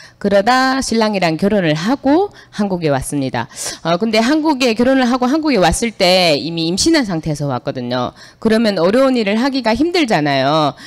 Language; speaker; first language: Korean; native; Korean